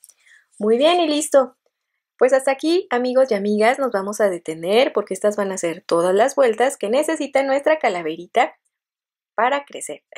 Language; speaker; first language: Spanish; native; Spanish